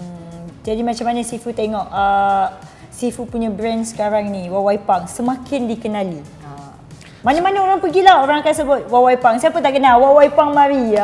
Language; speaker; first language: Malay; native; Malay